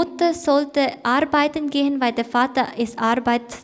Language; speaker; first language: German; non-native, fluent; Thai